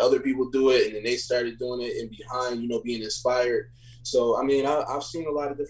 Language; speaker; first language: English; native; English